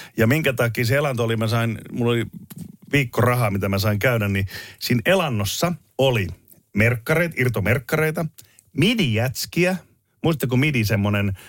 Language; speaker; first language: Finnish; native; Finnish